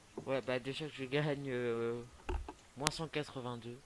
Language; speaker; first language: French; native; French